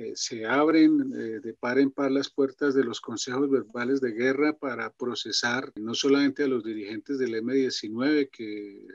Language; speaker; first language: Spanish; native; Spanish